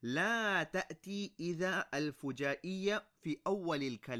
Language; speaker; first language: Arabic; non-native, fluent; English